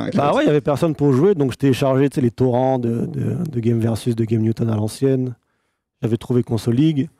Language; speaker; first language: French; native; French